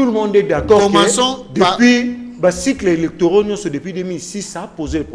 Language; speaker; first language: French; non-native, local second language; Lingala